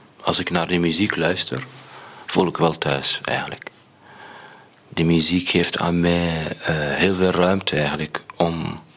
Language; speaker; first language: Dutch; non-native, learner; Arabic